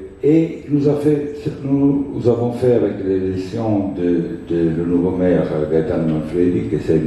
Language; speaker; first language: French; non-native, fluent; Italian